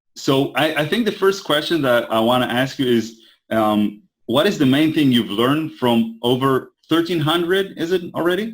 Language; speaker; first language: English; non-native, fluent; Hebrew